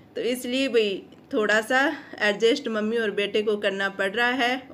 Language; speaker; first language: Hindi; non-native, local second language; Marwari